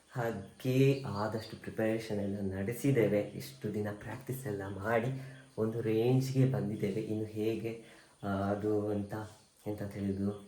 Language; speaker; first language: Kannada; native; Kannada